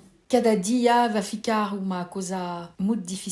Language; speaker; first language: Portuguese; early bilingual, heritage; Portuguese